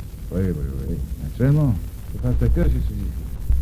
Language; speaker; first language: French; non-native, learner; English